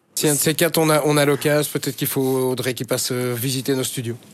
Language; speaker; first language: French; native; French